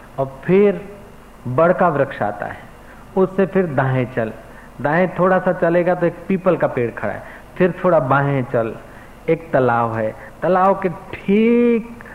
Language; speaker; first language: Hindi; non-native, local second language; Sindhi